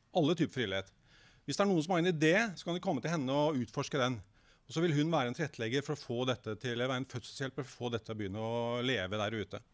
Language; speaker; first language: Norwegian; native; Norwegian